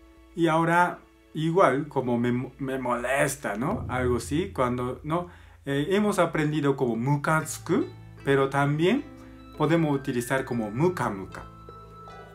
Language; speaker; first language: Spanish; non-native, learner; Japanese